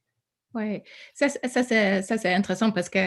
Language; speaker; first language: French; non-native, fluent; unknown